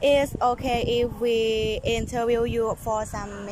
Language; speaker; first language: English; non-native, learner; Thai